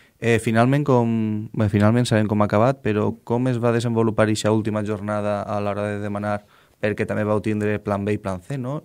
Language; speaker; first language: Catalan; native; Catalan